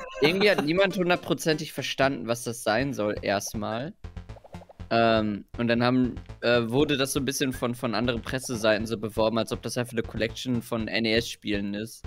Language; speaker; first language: German; native; German